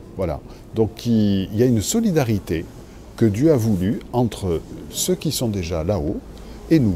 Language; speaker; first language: French; native; French